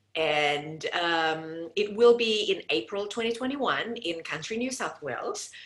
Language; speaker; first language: English; non-native, fluent; Indonesian